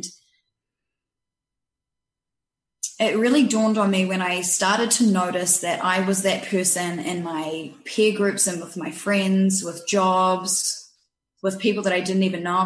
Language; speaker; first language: English; native; English